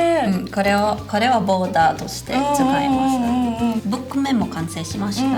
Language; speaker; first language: Japanese; non-native, fluent; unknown